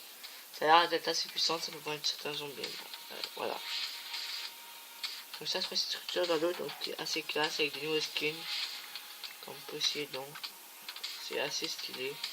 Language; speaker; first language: French; native; French